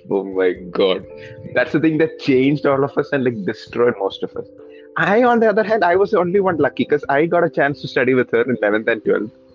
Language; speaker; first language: English; early bilingual, other home language; Malayalam